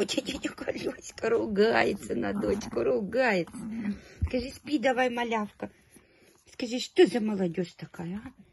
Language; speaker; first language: Russian; native; Russian